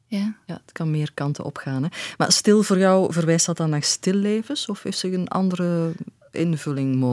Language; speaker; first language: Dutch; native; Dutch